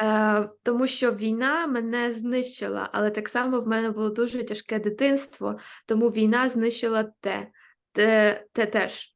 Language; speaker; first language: Ukrainian; native; Ukrainian